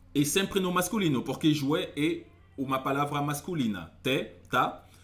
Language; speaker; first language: Portuguese; non-native, fluent; French